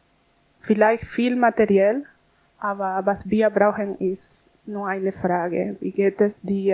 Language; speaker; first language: German; non-native, learner; Spanish